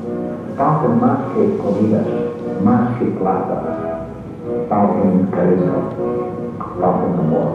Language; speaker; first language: Spanish; non-native, fluent; English